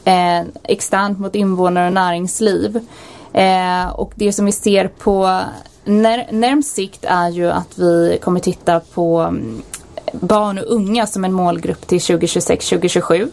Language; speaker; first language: Swedish; native; Swedish